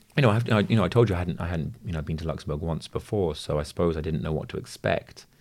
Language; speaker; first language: English; native; English